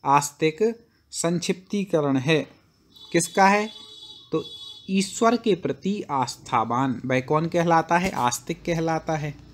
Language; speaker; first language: Hindi; native; Hindi